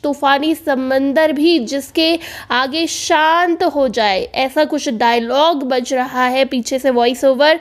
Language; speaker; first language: Hindi; native; Hindi